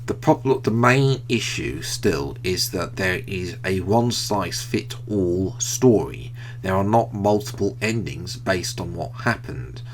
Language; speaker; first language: English; native; English